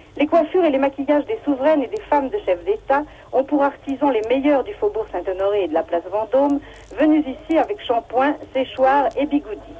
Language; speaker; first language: French; native; French